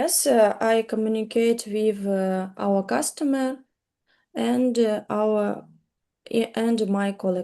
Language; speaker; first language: English; non-native, learner; Russian